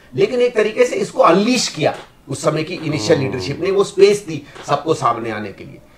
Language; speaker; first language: Hindi; native; Hindi